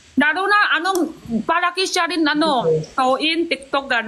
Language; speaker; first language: Filipino; non-native, learner; Chinese